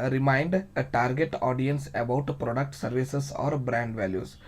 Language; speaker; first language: English; non-native, local second language; Kannada